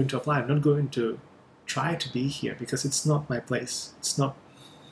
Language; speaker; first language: English; non-native, fluent; Russian